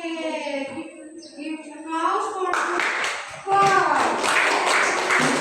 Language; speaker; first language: English; non-native, learner; Indonesian